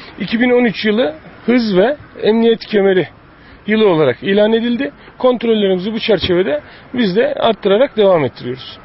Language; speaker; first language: Turkish; native; Turkish